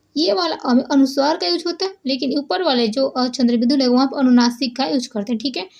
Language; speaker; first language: Hindi; native; Hindi